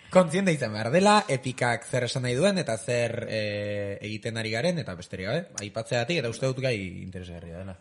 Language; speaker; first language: Basque; native; Basque